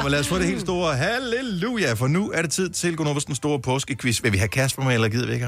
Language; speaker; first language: Danish; native; Danish